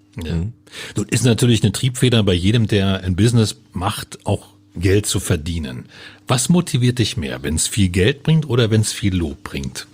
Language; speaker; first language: German; native; German